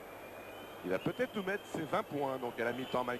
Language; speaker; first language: French; native; French